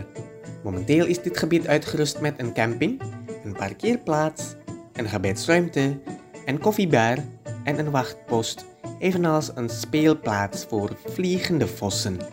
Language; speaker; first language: Dutch; non-native, fluent; Indonesian